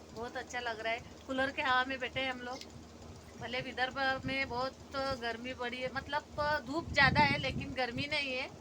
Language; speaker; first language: Hindi; non-native, local second language; Marathi